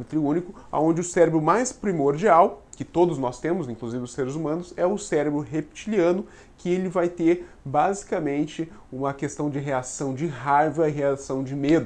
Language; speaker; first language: Portuguese; native; Portuguese